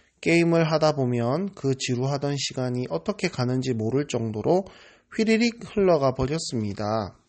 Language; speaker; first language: Korean; native; Korean